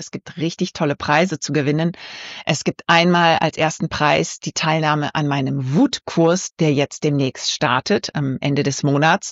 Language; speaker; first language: German; native; German